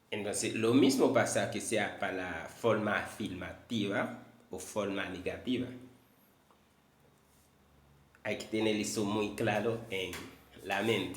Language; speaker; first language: Spanish; non-native, fluent; Haitian Creole